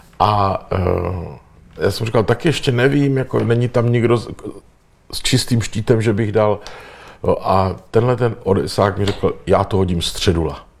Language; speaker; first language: Czech; native; Czech